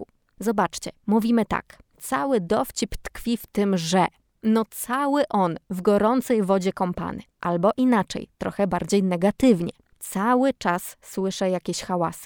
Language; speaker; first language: Polish; native; Polish